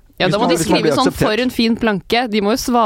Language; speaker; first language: Norwegian; native; Norwegian